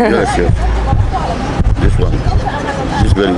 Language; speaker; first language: English; non-native, learner; Arabic